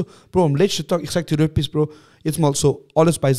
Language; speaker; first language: German; native; German